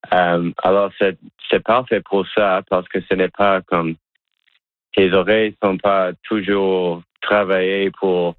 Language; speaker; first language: French; non-native, local second language; English